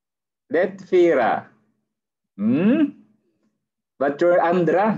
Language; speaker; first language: Swedish; non-native, fluent; Arabic